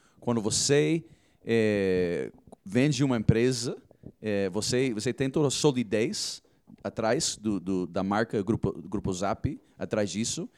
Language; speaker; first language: Portuguese; non-native, fluent; English